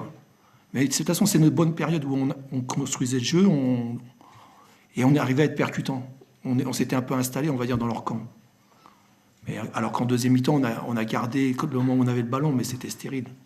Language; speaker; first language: French; native; French